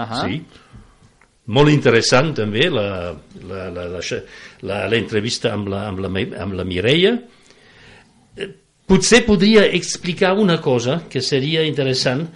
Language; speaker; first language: Catalan; non-native, fluent; French